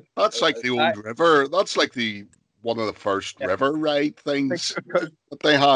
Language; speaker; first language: English; native; English